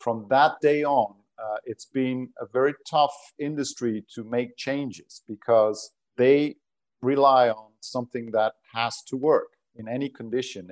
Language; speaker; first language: English; non-native, fluent; Portuguese